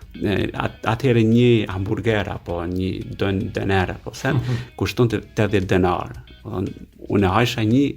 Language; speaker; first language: Albanian; native; Albanian